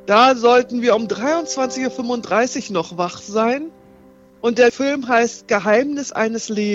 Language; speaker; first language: German; native; German